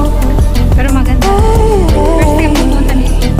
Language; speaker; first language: Filipino; non-native, local second language; Cebuano